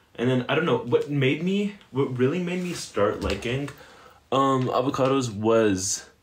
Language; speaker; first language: English; native; English